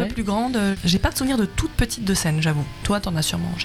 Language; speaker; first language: French; native; French